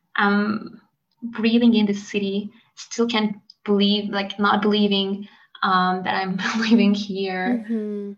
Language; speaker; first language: English; non-native, fluent; Hungarian